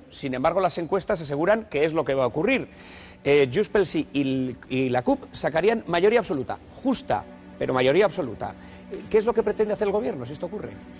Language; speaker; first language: Spanish; native; Spanish